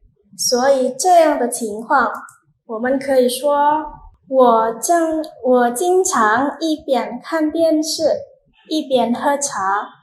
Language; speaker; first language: Chinese; non-native, fluent; Indonesian